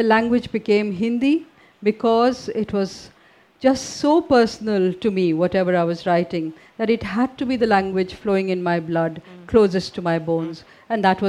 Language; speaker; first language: English; non-native, local second language; Hindi